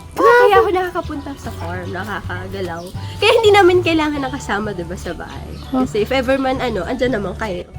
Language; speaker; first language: Filipino; non-native, local second language; Cebuano